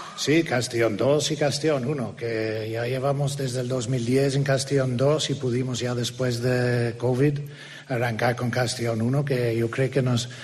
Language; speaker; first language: Spanish; non-native, fluent; English